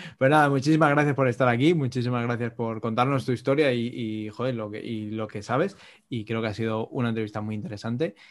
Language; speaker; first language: Spanish; native; Spanish